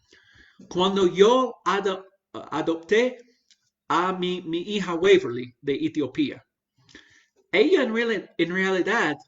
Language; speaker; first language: Spanish; non-native, fluent; English